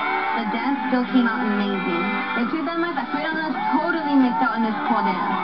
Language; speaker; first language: English; early bilingual, other home language; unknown